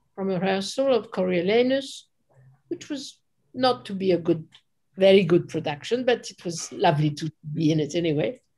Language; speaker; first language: English; non-native, fluent; French